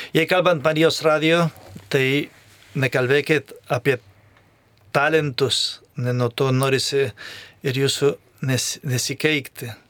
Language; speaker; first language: Lithuanian; non-native, fluent; Spanish